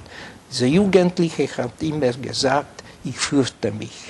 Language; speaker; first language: German; non-native, fluent; Hungarian